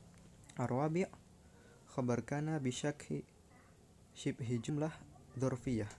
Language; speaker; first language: Arabic; non-native, learner; Indonesian